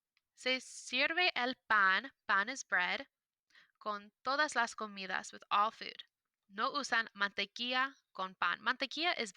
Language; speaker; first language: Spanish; non-native, fluent; English